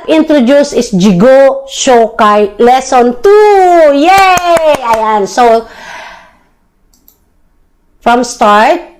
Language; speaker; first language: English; non-native, local second language; Filipino